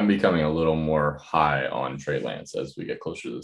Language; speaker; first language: English; native; English